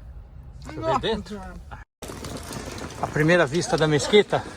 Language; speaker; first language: Portuguese; native; Portuguese